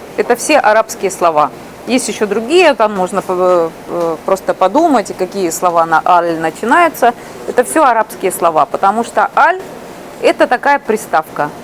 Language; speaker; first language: Russian; native; Russian